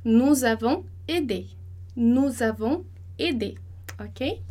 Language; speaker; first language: French; non-native, fluent; Portuguese